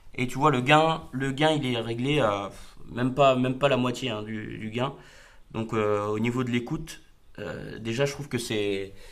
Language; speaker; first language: French; native; French